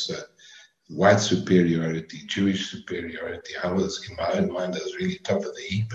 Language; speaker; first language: English; native; English